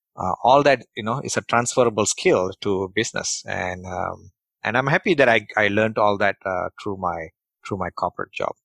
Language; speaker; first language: English; non-native, local second language; Tamil